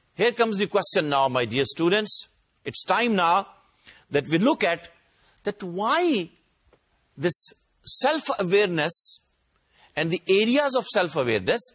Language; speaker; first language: English; non-native, local second language; Urdu